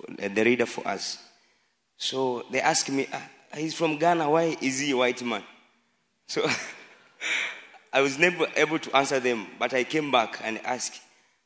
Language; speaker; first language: English; non-native, local second language; Swahili